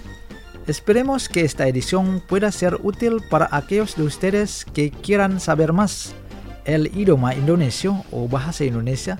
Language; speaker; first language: Spanish; non-native, fluent; Indonesian